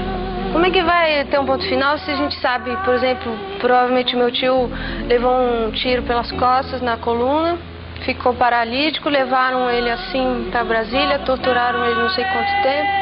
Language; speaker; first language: Portuguese; native; Portuguese